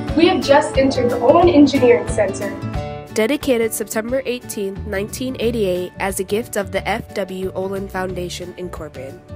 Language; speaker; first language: English; native; English